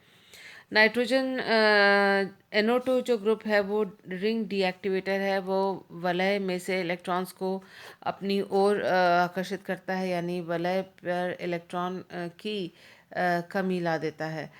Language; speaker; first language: Hindi; native; Hindi